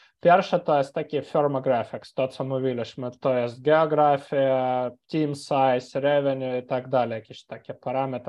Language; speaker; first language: Polish; non-native, fluent; Ukrainian